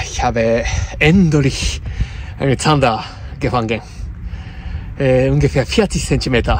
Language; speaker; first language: German; non-native, learner; Japanese